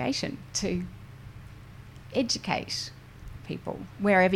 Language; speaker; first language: English; native; English